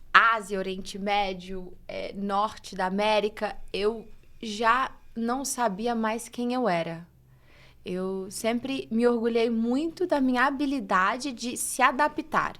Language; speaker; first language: Portuguese; early bilingual, heritage; English